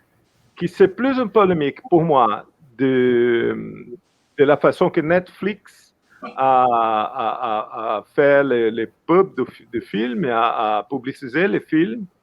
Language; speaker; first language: French; non-native, fluent; Portuguese